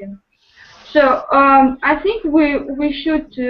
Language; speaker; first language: English; non-native, learner; Russian